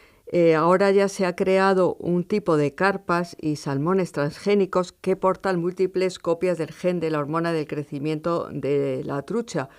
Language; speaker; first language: Spanish; native; Spanish